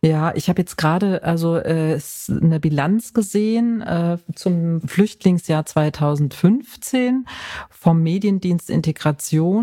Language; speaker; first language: German; native; German